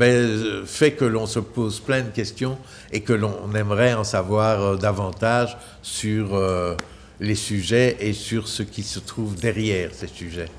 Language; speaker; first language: French; native; French